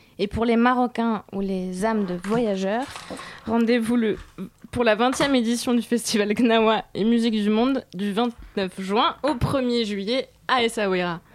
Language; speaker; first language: French; native; French